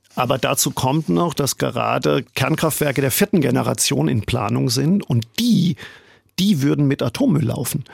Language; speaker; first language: German; native; German